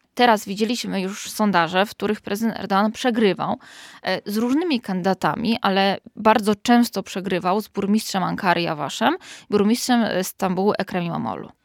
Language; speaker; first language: Polish; native; Polish